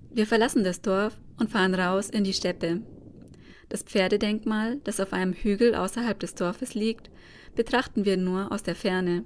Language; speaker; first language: German; native; German